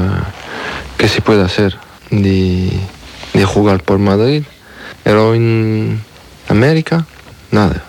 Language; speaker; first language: Spanish; non-native, learner; French